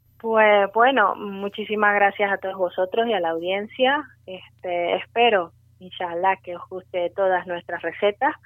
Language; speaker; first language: Spanish; native; Spanish